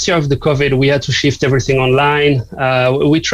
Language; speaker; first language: English; non-native, fluent; French